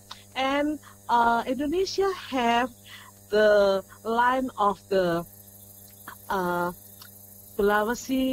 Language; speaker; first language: English; non-native, learner; Indonesian